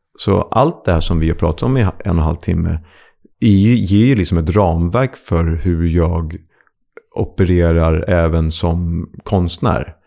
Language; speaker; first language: Swedish; native; Swedish